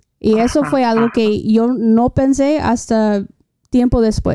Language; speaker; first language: Spanish; non-native, fluent; English